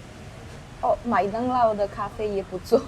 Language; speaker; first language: Chinese; non-native, learner; French